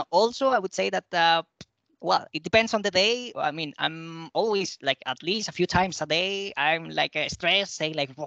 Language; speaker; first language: English; non-native, fluent; Spanish